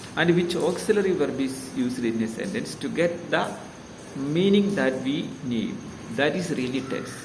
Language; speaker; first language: English; non-native, local second language; Malayalam